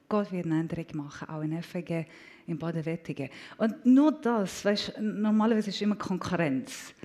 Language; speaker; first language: German; non-native, fluent; Persian